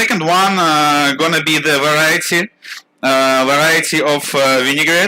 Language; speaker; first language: English; non-native, learner; Russian